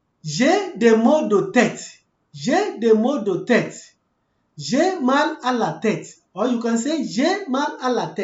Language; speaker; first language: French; non-native, fluent; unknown